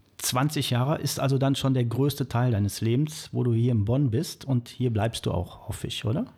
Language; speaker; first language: German; native; German